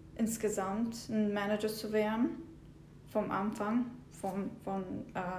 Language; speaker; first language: German; non-native, fluent; Turkish